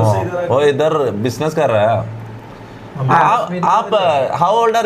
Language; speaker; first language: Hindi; non-native, learner; Malayalam